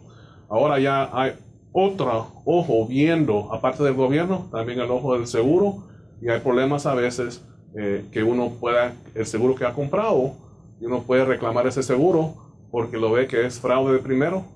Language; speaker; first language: Spanish; native; Spanish